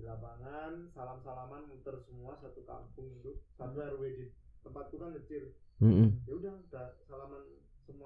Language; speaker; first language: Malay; non-native, local second language; Javanese